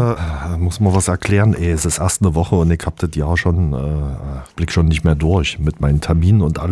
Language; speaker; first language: German; native; German